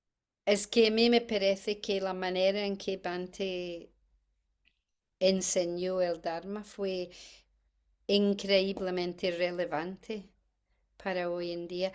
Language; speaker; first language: Spanish; non-native, fluent; English